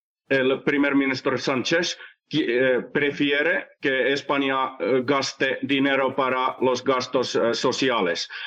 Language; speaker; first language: Spanish; non-native, fluent; Finnish